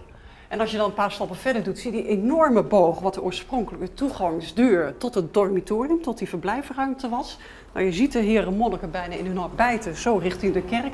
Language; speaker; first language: Dutch; native; Dutch